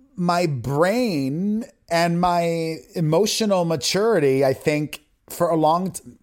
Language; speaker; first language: English; native; English